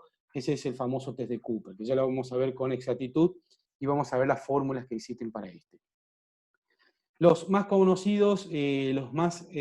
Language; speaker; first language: Spanish; native; Spanish